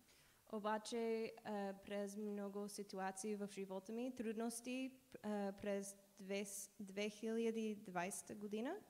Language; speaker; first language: Bulgarian; non-native, learner; English